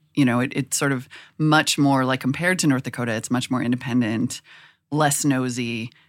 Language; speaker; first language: English; native; English